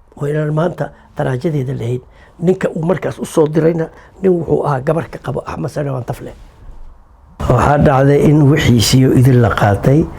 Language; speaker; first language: Somali; native; Somali